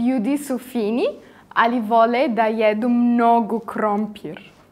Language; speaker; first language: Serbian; non-native, learner; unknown